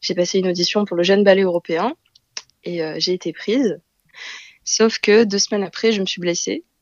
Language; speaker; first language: French; native; French